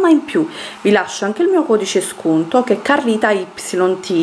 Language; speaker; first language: Italian; native; Italian